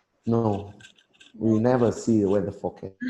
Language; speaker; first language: English; non-native, learner; Vietnamese